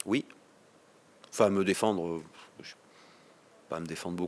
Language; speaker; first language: French; native; French